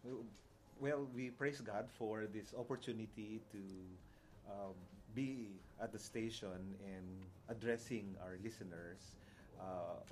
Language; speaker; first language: English; non-native, local second language; Filipino